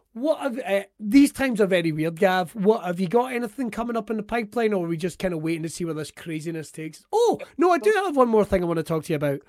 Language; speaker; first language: English; native; English